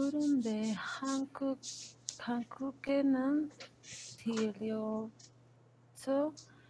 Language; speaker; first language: Korean; non-native, learner; Spanish